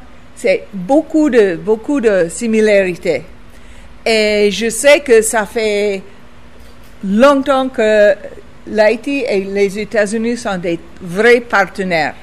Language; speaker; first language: French; non-native, fluent; English